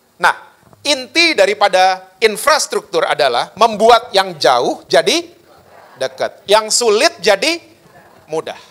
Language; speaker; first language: Indonesian; native; Indonesian